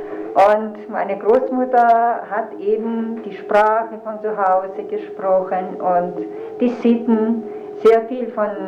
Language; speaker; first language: German; early bilingual, heritage; German